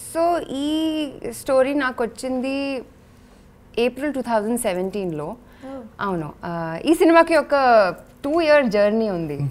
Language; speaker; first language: Telugu; non-native, learner; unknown